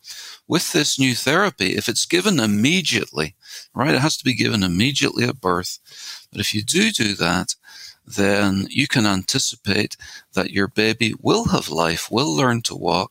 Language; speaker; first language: English; native; English